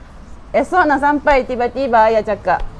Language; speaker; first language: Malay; non-native, fluent; Japanese